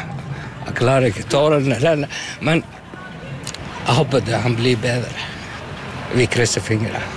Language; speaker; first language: Norwegian; non-native, learner; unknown